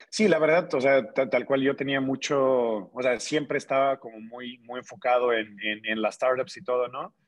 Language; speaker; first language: Spanish; non-native, fluent; Russian